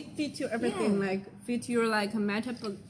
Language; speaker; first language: English; non-native, fluent; Chinese